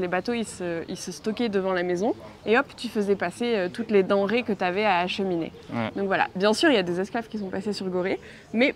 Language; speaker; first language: French; native; French